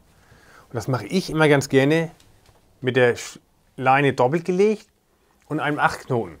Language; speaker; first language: German; native; German